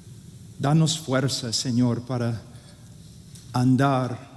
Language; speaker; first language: Spanish; non-native, fluent; English